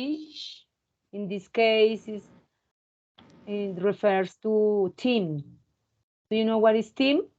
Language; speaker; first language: English; non-native, fluent; Spanish